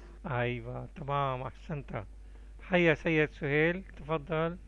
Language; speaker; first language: Arabic; non-native, fluent; Urdu